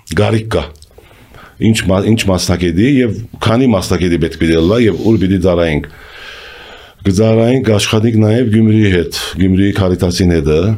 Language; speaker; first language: Armenian; early bilingual, heritage; Armenian